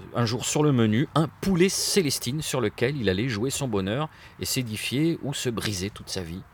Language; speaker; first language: French; native; French